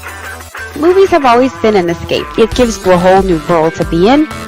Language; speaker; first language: English; native; English